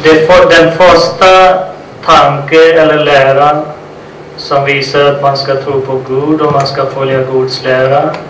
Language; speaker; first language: Swedish; non-native, fluent; Urdu